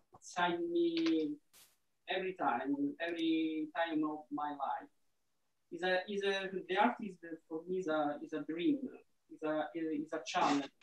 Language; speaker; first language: English; non-native, learner; Italian